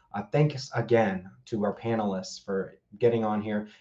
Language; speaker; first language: English; native; English